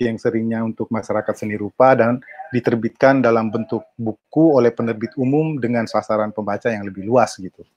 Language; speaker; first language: Indonesian; native; Indonesian